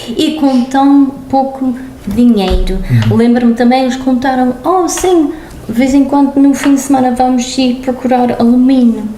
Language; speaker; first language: Portuguese; early bilingual, heritage; Portuguese